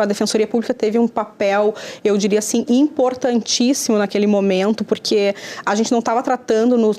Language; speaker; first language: Portuguese; native; Portuguese